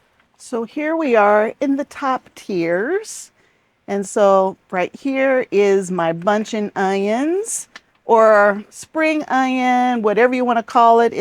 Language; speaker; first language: English; native; English